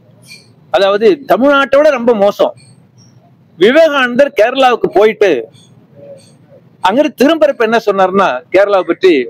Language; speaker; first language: Tamil; native; Tamil